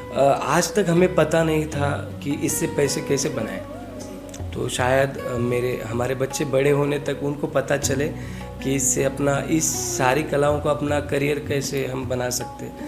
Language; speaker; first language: Hindi; non-native, local second language; Marathi